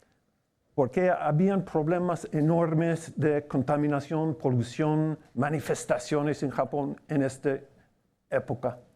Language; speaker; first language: Spanish; non-native, fluent; English